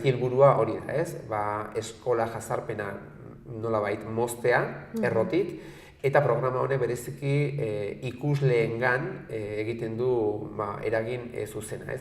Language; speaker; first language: Basque; native; Basque